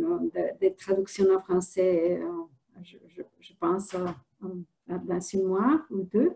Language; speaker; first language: French; non-native, fluent; Spanish